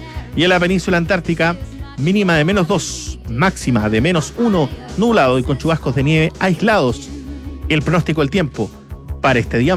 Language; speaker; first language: Spanish; native; Spanish